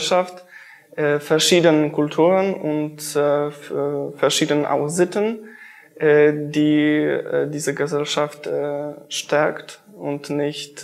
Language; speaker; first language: German; non-native, fluent; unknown